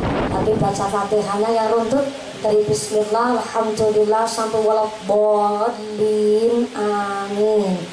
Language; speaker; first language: Indonesian; non-native, local second language; Javanese